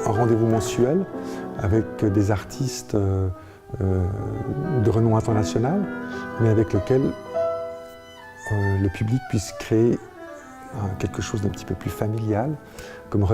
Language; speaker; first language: French; native; French